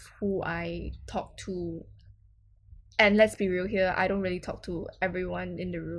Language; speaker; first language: English; non-native, local second language; Chinese